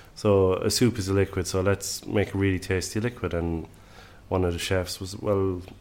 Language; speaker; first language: English; native; English